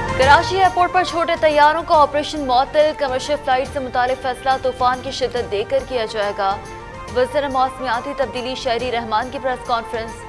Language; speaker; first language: Urdu; native; Urdu